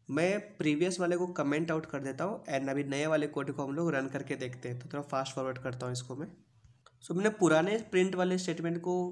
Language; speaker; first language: Hindi; native; Hindi